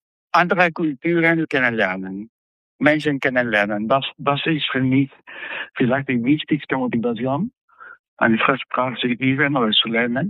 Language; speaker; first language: German; non-native, fluent; Spanish